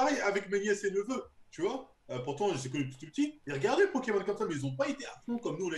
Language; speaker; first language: French; native; French